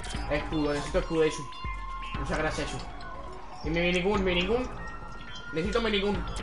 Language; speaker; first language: Spanish; early bilingual, heritage; Spanish